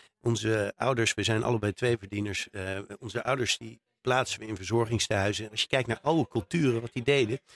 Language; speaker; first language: Dutch; native; Dutch